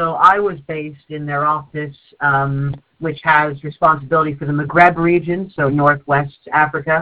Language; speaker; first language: English; native; English